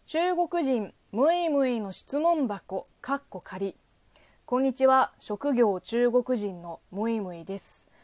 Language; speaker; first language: Japanese; non-native, fluent; Chinese